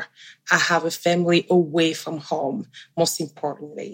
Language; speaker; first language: English; non-native, local second language; French